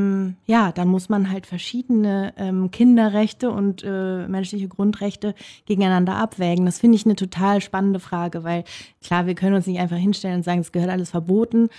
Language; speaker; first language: German; native; German